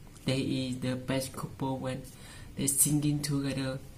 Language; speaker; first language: English; non-native, learner; Vietnamese